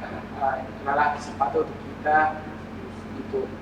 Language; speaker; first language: Indonesian; non-native, fluent; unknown